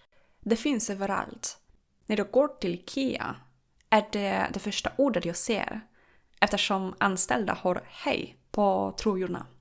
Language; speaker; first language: Swedish; non-native, fluent; Polish